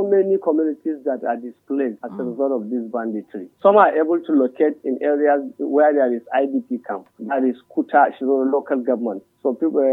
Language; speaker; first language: English; non-native, local second language; Hausa